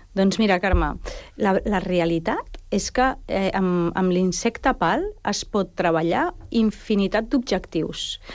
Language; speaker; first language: Catalan; non-native, local second language; Spanish